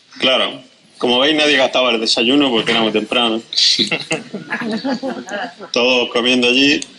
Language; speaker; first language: Spanish; native; Spanish